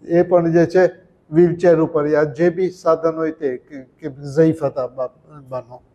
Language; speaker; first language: Gujarati; early bilingual, heritage; Gujarati